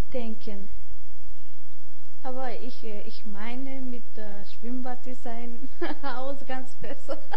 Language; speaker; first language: German; non-native, learner; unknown